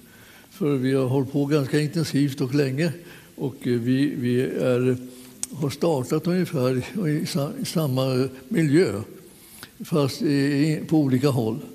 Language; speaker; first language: Swedish; native; Swedish